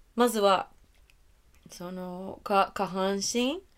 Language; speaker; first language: Japanese; non-native, learner; English